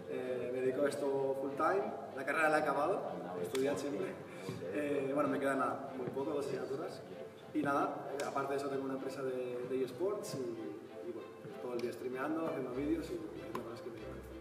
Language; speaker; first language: Spanish; native; Spanish